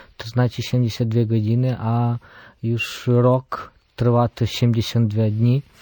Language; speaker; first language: Polish; non-native, fluent; Ukrainian